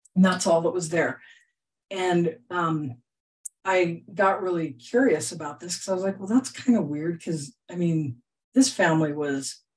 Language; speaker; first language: English; native; English